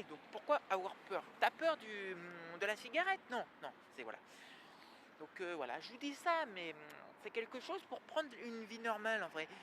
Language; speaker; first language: French; native; French